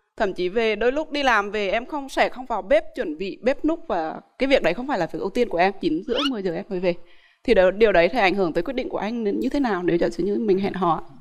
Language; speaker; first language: Vietnamese; native; Vietnamese